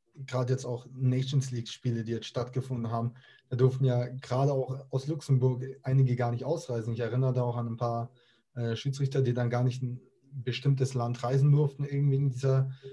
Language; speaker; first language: German; native; German